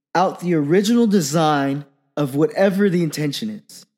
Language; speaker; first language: English; native; English